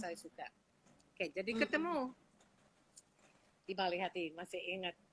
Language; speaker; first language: Indonesian; non-native, fluent; English